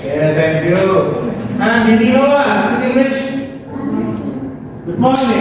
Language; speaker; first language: English; non-native, fluent; Indonesian